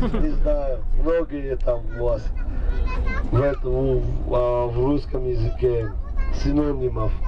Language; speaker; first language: Russian; non-native, local second language; Georgian